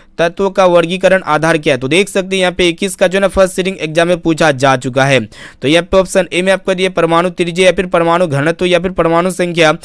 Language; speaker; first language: Hindi; native; Hindi